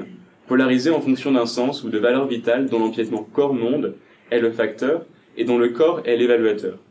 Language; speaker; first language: French; native; French